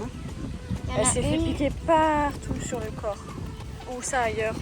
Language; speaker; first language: French; native; French